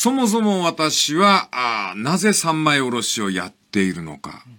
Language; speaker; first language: Japanese; native; Japanese